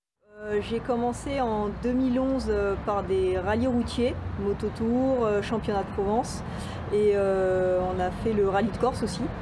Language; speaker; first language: French; native; French